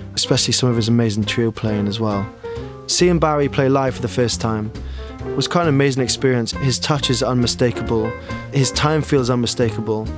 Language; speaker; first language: English; native; English